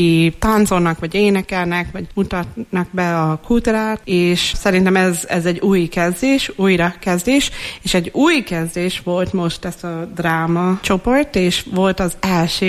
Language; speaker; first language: Hungarian; non-native, fluent; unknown